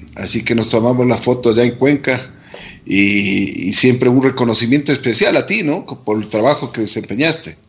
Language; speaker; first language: Spanish; native; Spanish